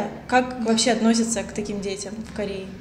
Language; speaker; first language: Russian; native; Russian